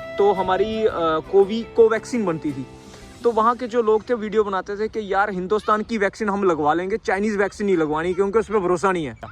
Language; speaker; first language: Hindi; native; Hindi